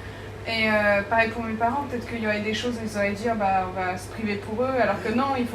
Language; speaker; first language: French; native; French